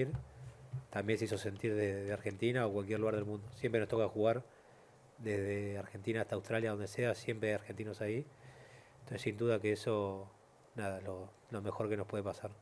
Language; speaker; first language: Spanish; native; Spanish